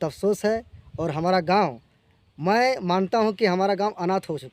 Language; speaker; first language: Hindi; native; Hindi